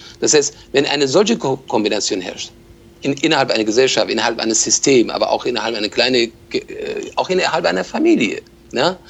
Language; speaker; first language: German; non-native, fluent; Persian